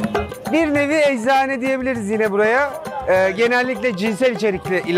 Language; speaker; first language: Turkish; native; Turkish